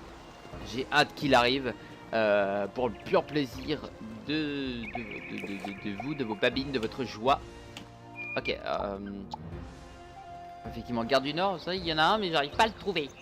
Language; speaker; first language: French; native; French